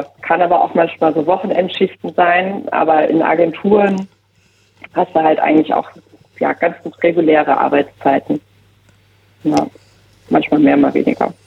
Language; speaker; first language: German; native; German